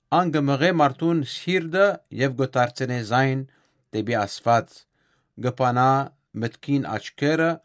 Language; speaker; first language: Armenian; native; Armenian